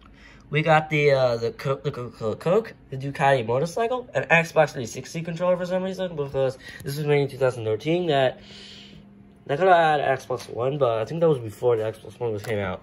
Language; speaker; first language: English; native; English